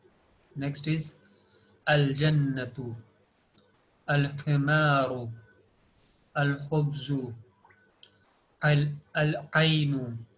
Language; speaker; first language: Arabic; non-native, fluent; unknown